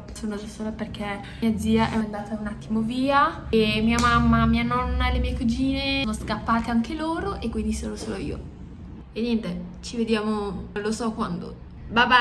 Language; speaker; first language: Italian; early bilingual, other home language; Filipino